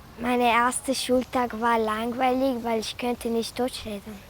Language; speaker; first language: German; early bilingual, other home language; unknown